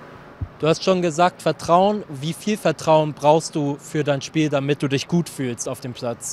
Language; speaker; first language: German; native; German